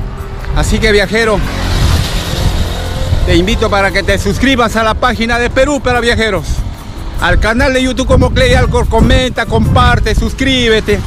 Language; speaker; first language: Spanish; native; Spanish